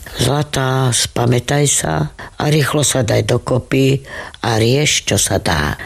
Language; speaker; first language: Slovak; non-native, local second language; Romany